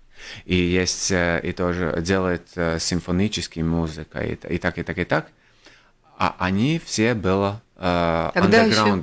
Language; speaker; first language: Russian; non-native, local second language; Latvian